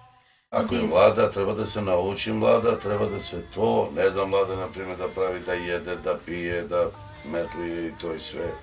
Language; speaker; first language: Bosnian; non-native, local second language; Romany